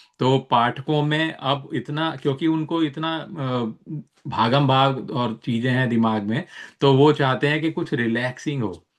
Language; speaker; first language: Hindi; native; Hindi